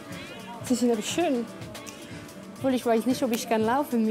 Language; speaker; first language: German; non-native, local second language; French